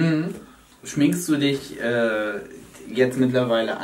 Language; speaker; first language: German; native; German